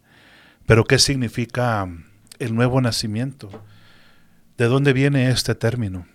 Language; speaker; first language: Spanish; native; Spanish